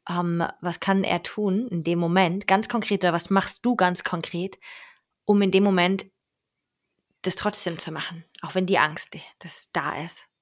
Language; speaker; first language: German; native; German